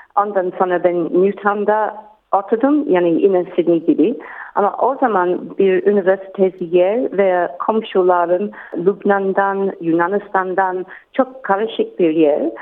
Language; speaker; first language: Turkish; non-native, learner; English